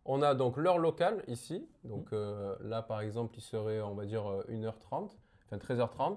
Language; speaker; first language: French; native; French